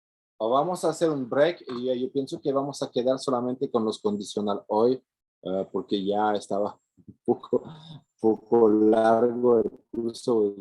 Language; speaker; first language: Spanish; non-native, fluent; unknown